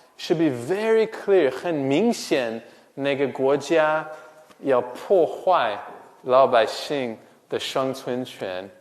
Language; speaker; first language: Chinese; non-native, fluent; English